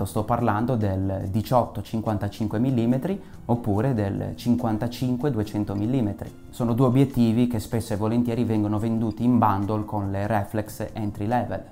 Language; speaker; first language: Italian; native; Italian